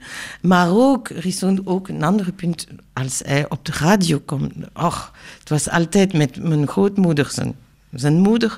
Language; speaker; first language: Dutch; non-native, local second language; French